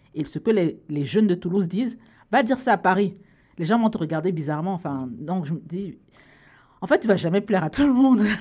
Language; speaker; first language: French; native; French